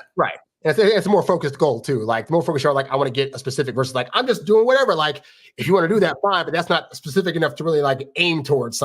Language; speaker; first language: English; native; English